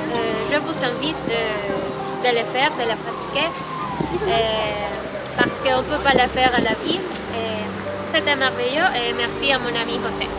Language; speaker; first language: French; non-native, learner; Spanish